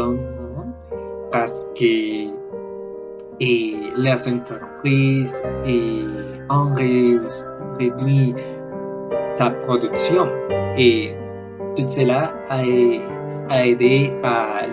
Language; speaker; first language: French; non-native, learner; Spanish